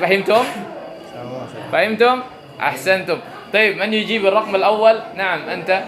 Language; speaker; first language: Arabic; non-native, fluent; Indonesian